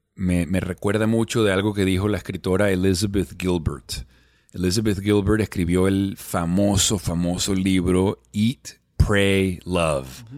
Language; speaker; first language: Spanish; native; Spanish